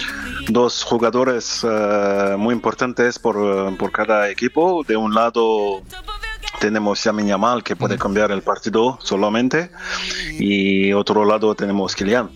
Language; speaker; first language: Spanish; non-native, fluent; French